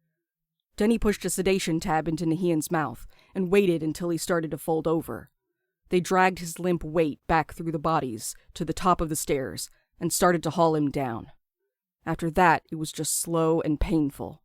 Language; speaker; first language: English; native; English